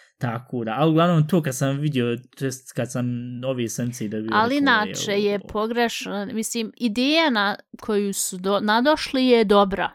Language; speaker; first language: Bosnian; early bilingual, heritage; Bosnian